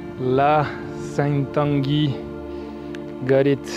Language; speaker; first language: French; native; French